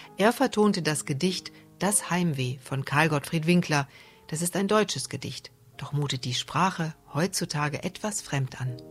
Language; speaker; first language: German; native; German